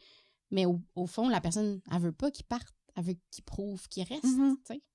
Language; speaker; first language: French; native; French